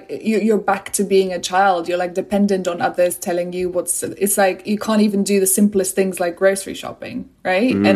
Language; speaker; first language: English; non-native, fluent; Polish